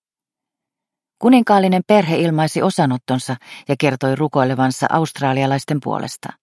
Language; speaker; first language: Finnish; native; Finnish